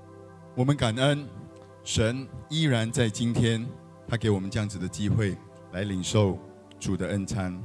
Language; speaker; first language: Chinese; native; Chinese